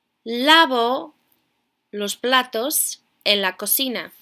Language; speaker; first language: Spanish; non-native, fluent; English